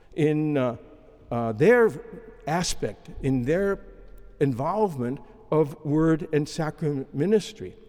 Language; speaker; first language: English; native; English